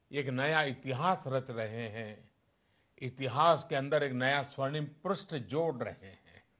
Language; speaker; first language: Hindi; non-native, local second language; Gujarati